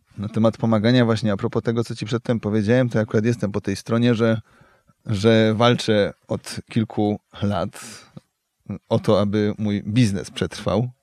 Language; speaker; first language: Polish; native; Polish